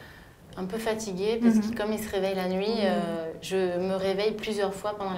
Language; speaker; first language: French; native; French